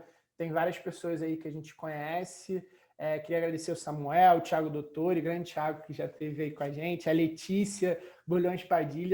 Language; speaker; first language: Portuguese; native; Portuguese